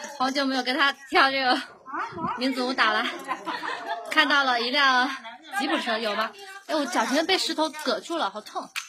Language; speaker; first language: Chinese; native; Chinese